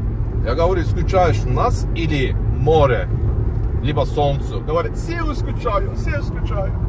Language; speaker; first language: Russian; non-native, learner; Turkish